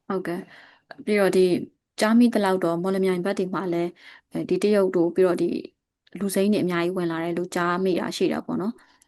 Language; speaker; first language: Burmese; native; Burmese